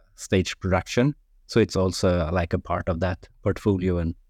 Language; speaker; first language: English; non-native, fluent; Swedish